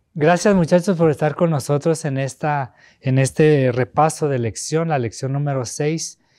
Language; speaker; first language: Spanish; native; Spanish